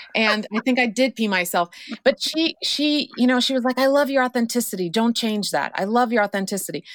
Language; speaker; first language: English; non-native, fluent; Croatian